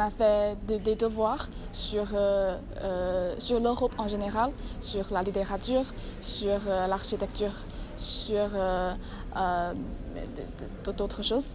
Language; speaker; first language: French; non-native, learner; Chinese